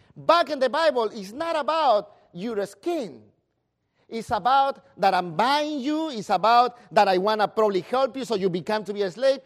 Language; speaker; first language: English; non-native, fluent; Spanish